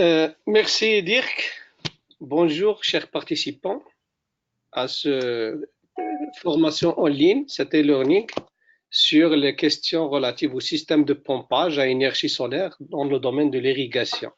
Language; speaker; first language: French; non-native, local second language; Arabic